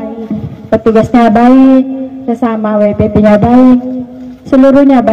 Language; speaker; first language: Indonesian; non-native, fluent; Filipino